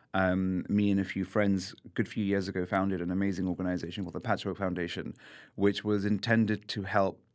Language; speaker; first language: English; native; English